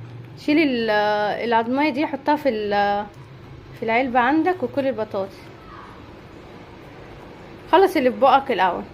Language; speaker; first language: Arabic; native; Arabic